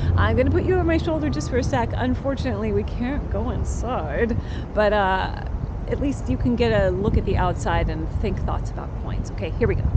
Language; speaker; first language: English; native; English